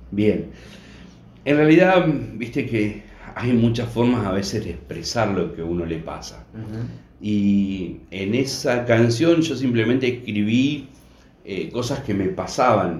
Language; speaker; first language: Spanish; native; Spanish